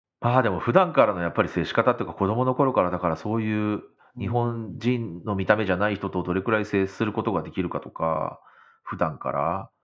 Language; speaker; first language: Japanese; native; Japanese